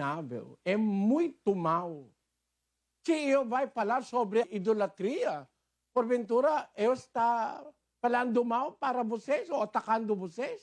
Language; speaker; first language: Portuguese; non-native, learner; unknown